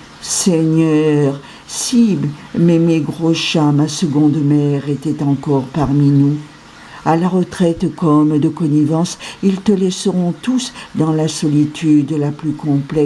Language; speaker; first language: French; native; French